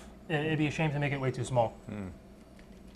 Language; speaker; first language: English; native; English